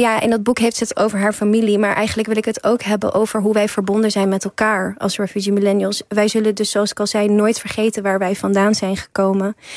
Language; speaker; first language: Dutch; early bilingual, other home language; Persian